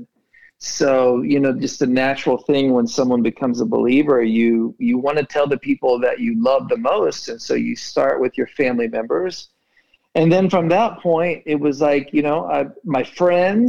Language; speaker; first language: English; native; English